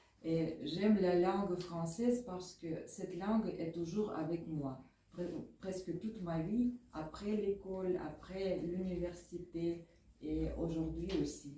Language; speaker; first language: French; non-native, fluent; Russian